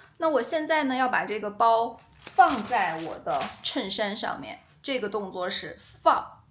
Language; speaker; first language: Chinese; native; Chinese